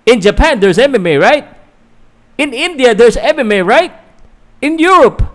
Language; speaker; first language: English; non-native, local second language; Filipino